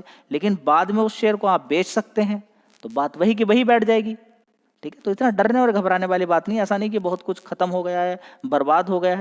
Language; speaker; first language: Hindi; native; Hindi